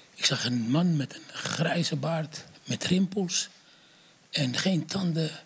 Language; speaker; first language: Dutch; non-native, fluent; Arabic